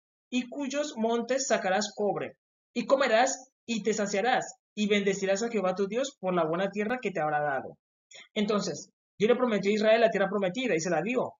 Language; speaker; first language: Spanish; native; Spanish